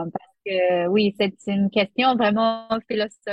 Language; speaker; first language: French; non-native, learner; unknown